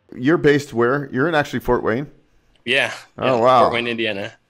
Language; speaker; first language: English; native; English